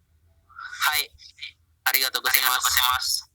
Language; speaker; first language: Japanese; non-native, learner; Indonesian